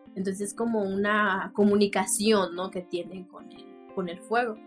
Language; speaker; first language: Spanish; non-native, local second language; Mixtepec Mixtec